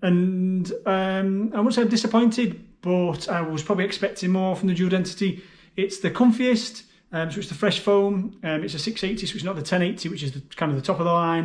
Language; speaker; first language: English; native; English